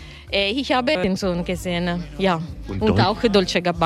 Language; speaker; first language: German; non-native, learner; Italian